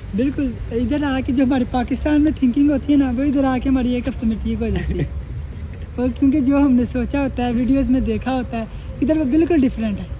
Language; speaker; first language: Hindi; non-native, local second language; Punjabi